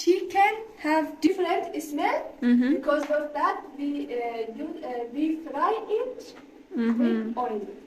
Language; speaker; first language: English; non-native, learner; Persian